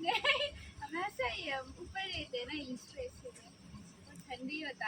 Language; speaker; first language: Hindi; non-native, local second language; Nepali